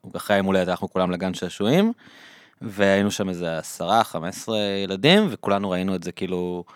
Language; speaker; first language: Hebrew; native; Hebrew